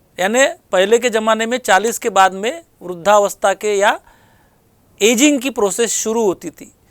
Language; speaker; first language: Hindi; non-native, local second language; Marathi